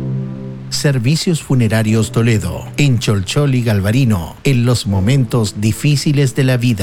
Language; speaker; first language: Spanish; native; Spanish